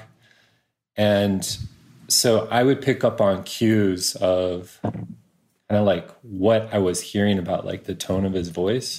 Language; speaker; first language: English; native; English